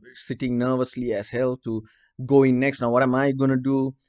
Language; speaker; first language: English; non-native, local second language; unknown